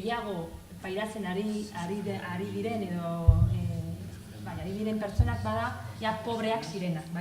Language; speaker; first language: Basque; non-native, local second language; Spanish